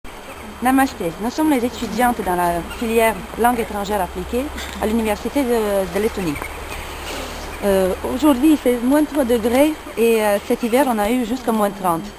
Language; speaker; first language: French; non-native, fluent; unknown